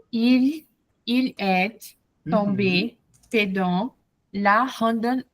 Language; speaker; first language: French; non-native, learner; Portuguese